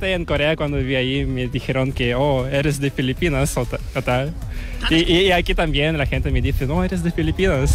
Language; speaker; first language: Spanish; non-native, fluent; Korean